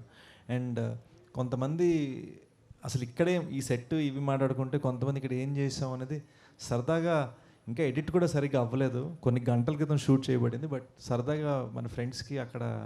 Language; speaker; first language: Telugu; native; Telugu